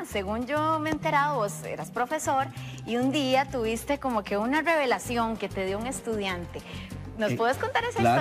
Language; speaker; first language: Spanish; native; Spanish